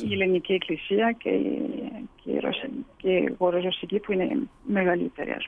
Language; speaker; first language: Greek; early bilingual, heritage; Greek